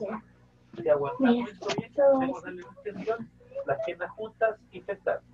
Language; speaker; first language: Spanish; native; Spanish